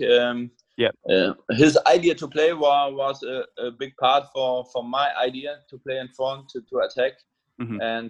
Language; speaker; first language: English; non-native, learner; German